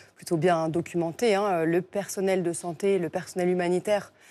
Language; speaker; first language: French; native; French